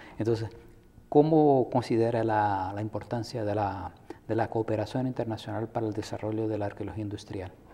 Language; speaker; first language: Spanish; non-native, fluent; Portuguese